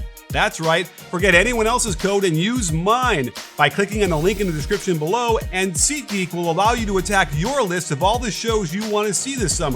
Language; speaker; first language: English; native; English